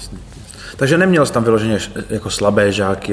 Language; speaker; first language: Czech; native; Czech